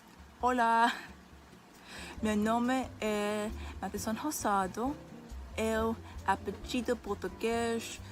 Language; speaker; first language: Portuguese; non-native, learner; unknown